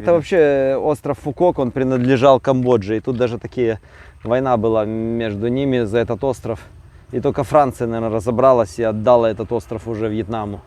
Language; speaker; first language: Russian; native; Russian